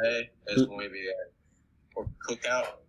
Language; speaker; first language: Spanish; non-native, learner; English